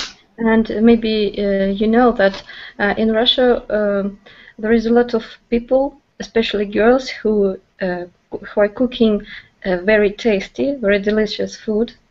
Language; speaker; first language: English; non-native, learner; Russian